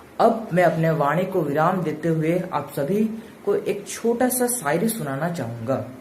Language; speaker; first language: Hindi; non-native, local second language; Odia